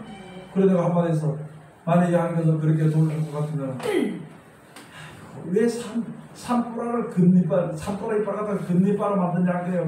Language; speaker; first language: Korean; native; Korean